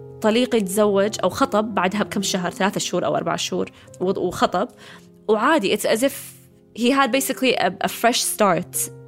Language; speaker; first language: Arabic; early bilingual, heritage; Arabic